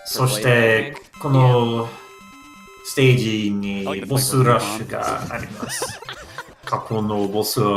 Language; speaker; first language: Japanese; non-native, learner; English